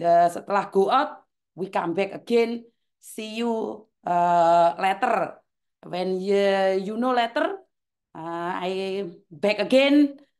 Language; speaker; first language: English; non-native, learner; Javanese